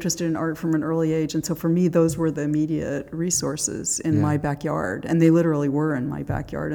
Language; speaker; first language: English; native; English